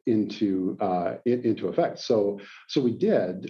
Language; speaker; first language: English; native; English